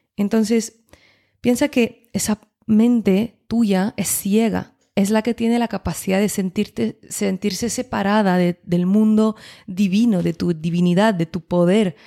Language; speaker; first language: Spanish; non-native, fluent; French